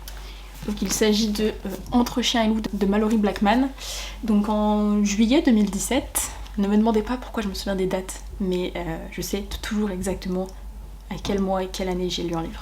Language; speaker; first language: French; native; French